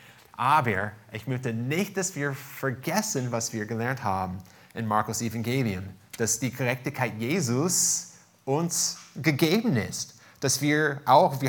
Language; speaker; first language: German; non-native, fluent; English